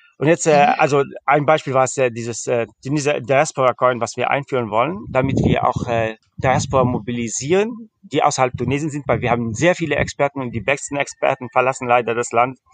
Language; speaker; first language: German; early bilingual, heritage; German